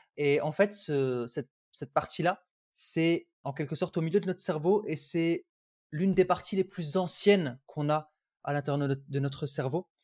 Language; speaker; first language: French; early bilingual, other home language; Arabic